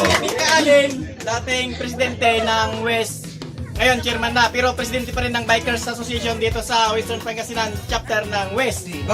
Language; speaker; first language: Filipino; non-native, local second language; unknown